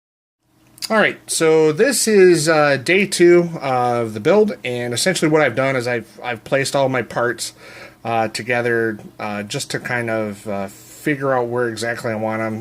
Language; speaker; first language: English; native; English